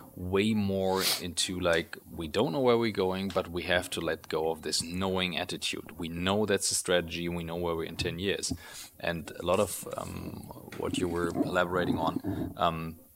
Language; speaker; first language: English; non-native, fluent; German